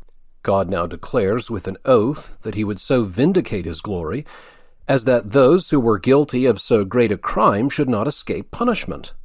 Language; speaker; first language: English; native; English